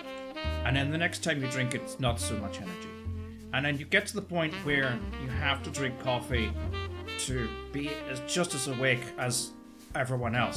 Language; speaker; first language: English; native; English